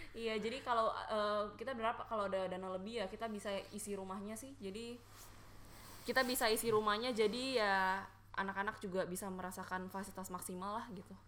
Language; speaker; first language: Indonesian; native; Indonesian